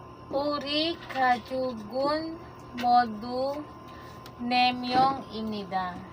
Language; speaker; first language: Korean; non-native, learner; Filipino